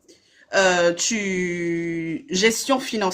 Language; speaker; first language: French; native; French